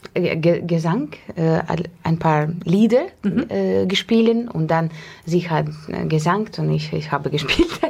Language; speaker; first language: German; non-native, learner; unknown